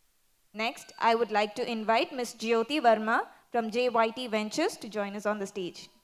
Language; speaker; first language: English; non-native, local second language; Tamil